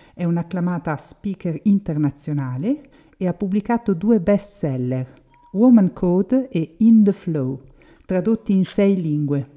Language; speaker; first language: Italian; native; Italian